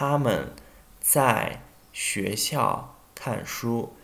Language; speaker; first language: Chinese; non-native, fluent; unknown